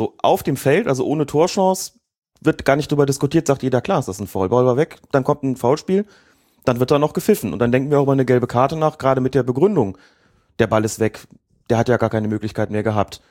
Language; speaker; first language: German; native; German